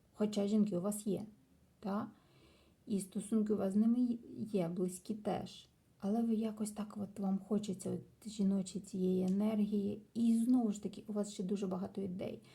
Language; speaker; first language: Ukrainian; non-native, local second language; Russian